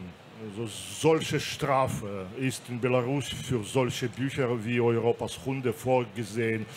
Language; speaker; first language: German; non-native, fluent; Belarusian